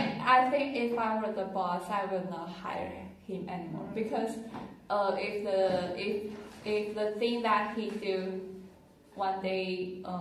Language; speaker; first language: English; non-native, learner; Chinese